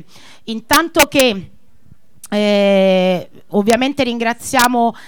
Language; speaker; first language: Italian; native; Italian